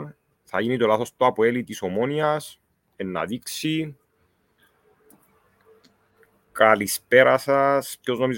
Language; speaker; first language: Greek; native; Greek